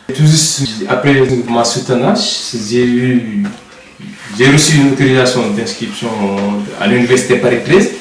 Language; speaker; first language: French; non-native, local second language; Wolof